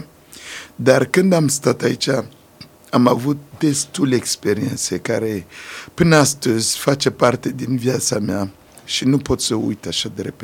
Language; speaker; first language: Romanian; non-native, fluent; Sango